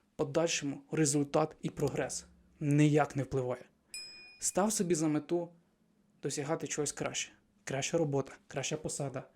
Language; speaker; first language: Ukrainian; non-native, local second language; Russian